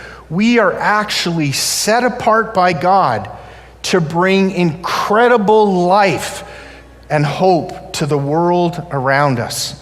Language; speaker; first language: English; native; English